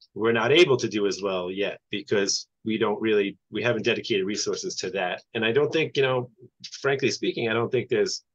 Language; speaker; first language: English; native; English